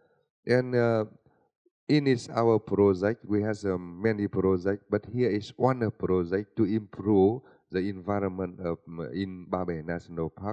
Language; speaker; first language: English; non-native, learner; Vietnamese